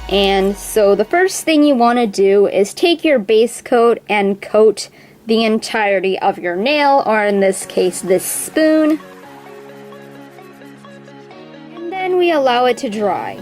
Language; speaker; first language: English; native; English